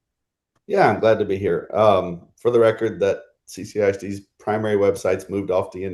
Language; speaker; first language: English; native; English